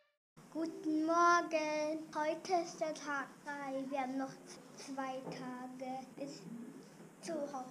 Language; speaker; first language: German; early bilingual, other home language; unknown